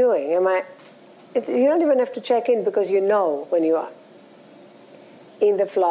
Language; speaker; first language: English; non-native, fluent; Greek